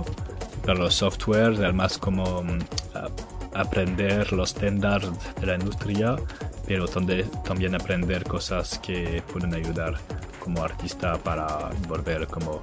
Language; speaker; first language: Spanish; non-native, learner; French